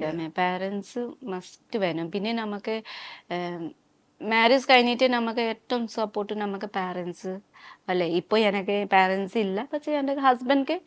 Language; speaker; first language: Malayalam; non-native, learner; Nepali